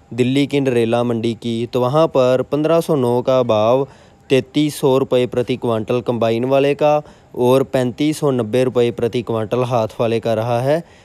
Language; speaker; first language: Hindi; non-native, local second language; Punjabi